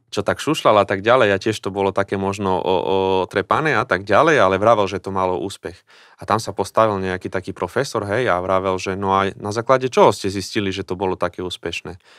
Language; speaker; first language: Slovak; native; Slovak